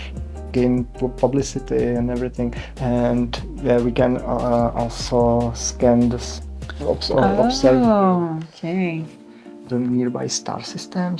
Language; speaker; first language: English; non-native, learner; Czech